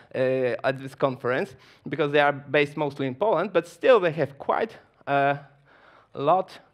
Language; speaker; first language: English; non-native, fluent; Polish